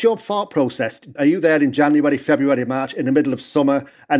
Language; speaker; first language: English; native; English